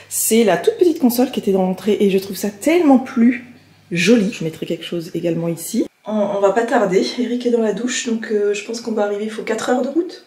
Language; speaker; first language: French; native; French